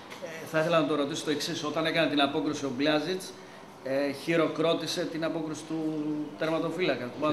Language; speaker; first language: Greek; native; Greek